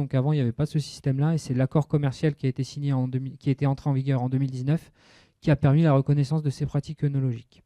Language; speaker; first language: French; native; French